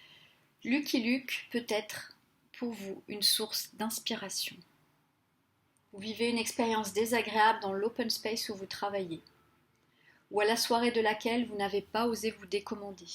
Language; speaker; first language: French; native; French